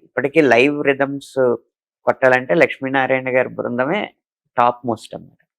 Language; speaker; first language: Telugu; native; Telugu